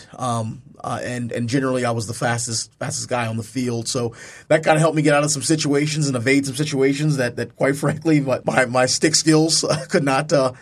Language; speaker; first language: English; native; English